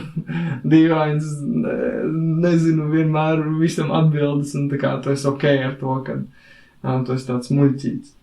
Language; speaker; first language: Latvian; native; Latvian